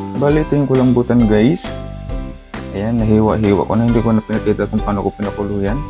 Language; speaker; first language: Filipino; non-native, local second language; Bikol